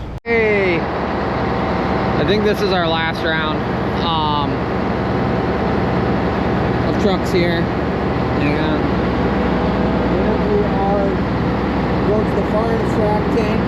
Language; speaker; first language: English; native; English